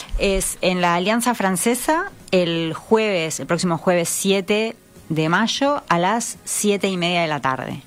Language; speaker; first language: Spanish; native; Spanish